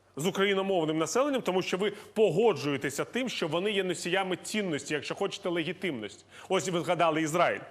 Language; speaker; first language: Ukrainian; native; Ukrainian